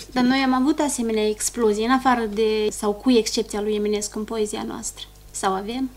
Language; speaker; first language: Romanian; native; Romanian